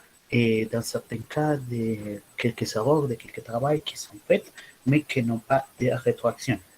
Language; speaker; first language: French; non-native, learner; Spanish